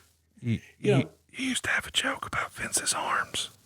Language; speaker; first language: English; native; English